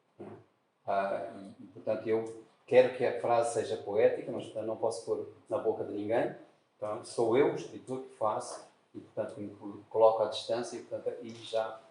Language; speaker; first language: Portuguese; native; Portuguese